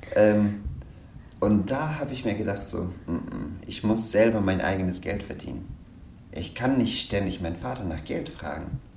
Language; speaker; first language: German; non-native, fluent; Persian